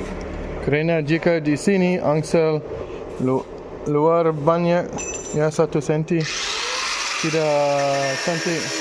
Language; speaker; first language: Indonesian; non-native, learner; English